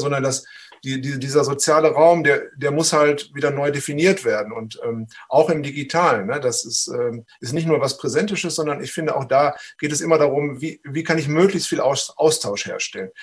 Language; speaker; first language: German; native; German